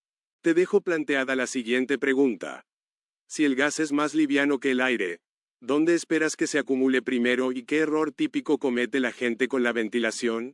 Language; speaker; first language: Spanish; native; Spanish